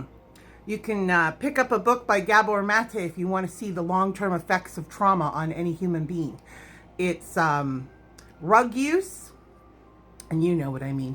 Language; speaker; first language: English; native; English